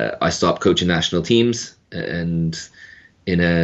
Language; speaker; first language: English; native; English